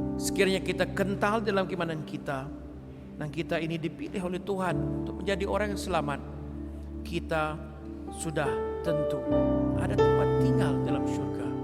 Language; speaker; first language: Malay; non-native, local second language; Iban